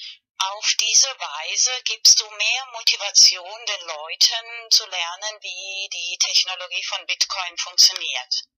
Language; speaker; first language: German; non-native, learner; Spanish